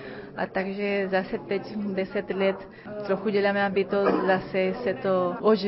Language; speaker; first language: Czech; early bilingual, heritage; Czech